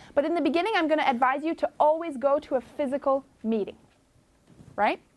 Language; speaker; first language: English; native; English